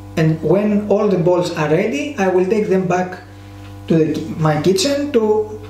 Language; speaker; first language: English; non-native, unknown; Greek